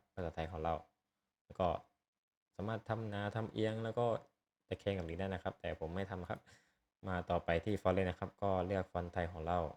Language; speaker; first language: Thai; native; Thai